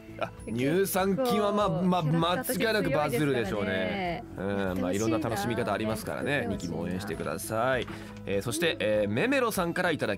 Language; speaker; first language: Japanese; native; Japanese